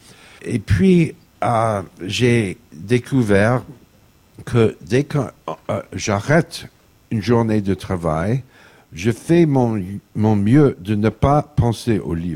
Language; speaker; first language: French; non-native, fluent; English